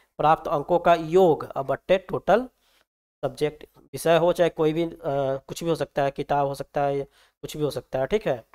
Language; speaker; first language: Hindi; native; Hindi